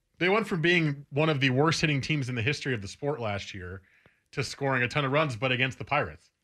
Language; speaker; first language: English; native; English